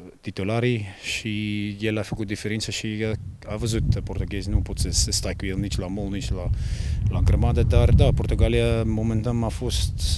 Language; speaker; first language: Romanian; non-native, learner; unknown